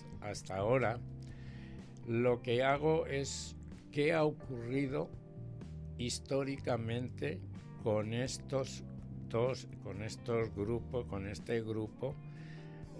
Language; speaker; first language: Spanish; native; Spanish